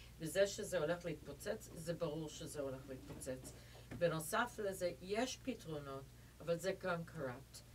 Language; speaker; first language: Hebrew; early bilingual, heritage; Hebrew